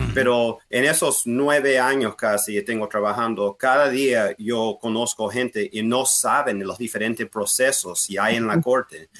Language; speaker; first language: Spanish; early bilingual, heritage; Spanish